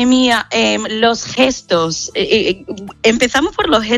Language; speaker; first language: Spanish; non-native, fluent; English